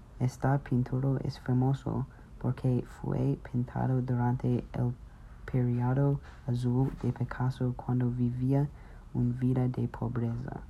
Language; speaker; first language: Spanish; non-native, learner; English